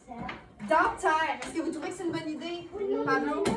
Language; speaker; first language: French; native; French